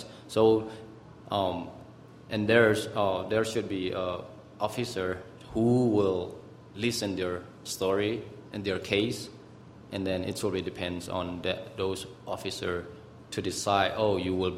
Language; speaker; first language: English; non-native, fluent; Burmese